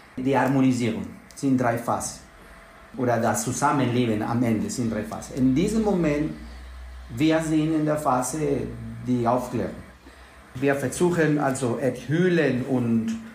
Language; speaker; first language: German; non-native, learner; Spanish